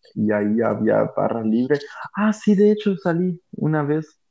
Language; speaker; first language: Spanish; non-native, fluent; German